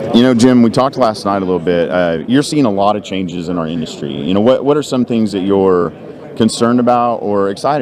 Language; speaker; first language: English; native; English